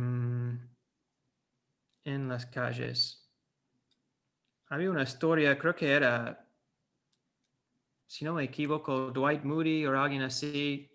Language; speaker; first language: Spanish; non-native, fluent; English